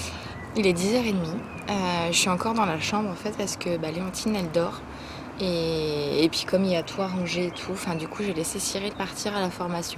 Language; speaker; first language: French; native; French